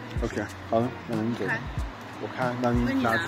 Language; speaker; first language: Chinese; non-native, fluent; English